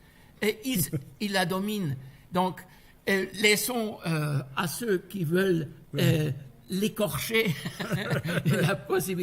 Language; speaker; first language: French; non-native, fluent; German